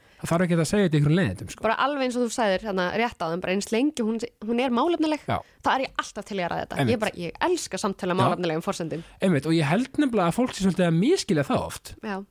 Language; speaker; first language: Icelandic; early bilingual, other home language; Kurdish